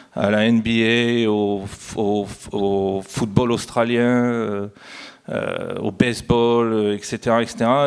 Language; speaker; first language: French; native; French